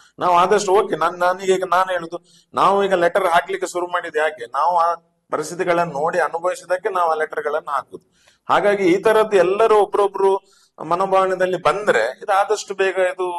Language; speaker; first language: Kannada; native; Kannada